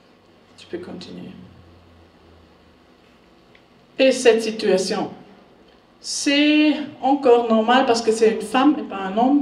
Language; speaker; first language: French; non-native, learner; German